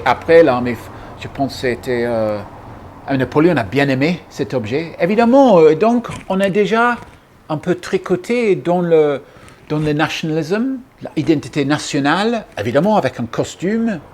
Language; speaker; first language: French; non-native, fluent; English